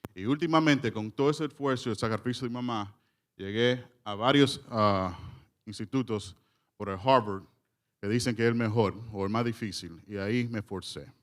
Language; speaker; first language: Spanish; early bilingual, heritage; Spanish